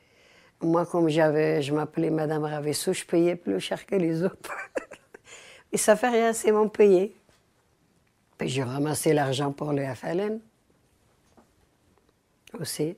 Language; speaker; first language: French; early bilingual, other home language; Arabic